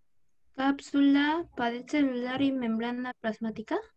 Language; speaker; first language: Spanish; native; Spanish